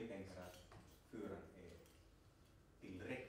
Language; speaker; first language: Swedish; non-native, local second language; Finnish